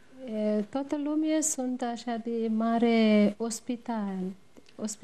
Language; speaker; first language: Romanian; non-native, learner; Tamil